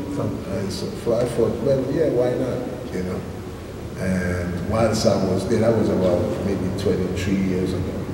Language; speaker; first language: English; native; English